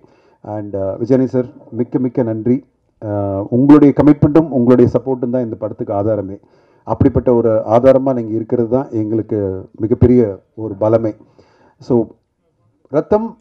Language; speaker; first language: Tamil; native; Tamil